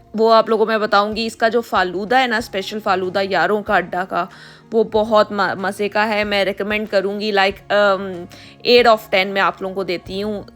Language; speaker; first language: Urdu; native; Urdu